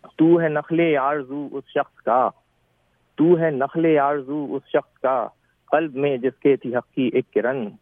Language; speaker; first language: Urdu; native; Urdu